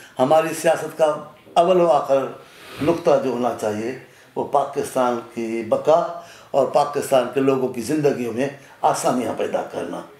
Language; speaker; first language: Urdu; non-native, local second language; Sindhi